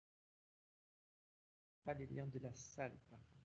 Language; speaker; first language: French; non-native, fluent; Portuguese